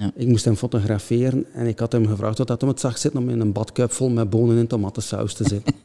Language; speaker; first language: Dutch; native; Dutch